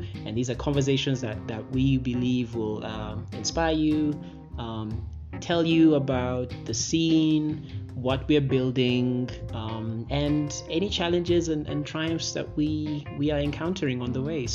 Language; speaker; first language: English; non-native, local second language; Ganda